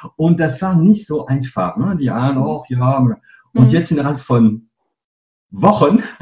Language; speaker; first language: German; non-native, fluent; French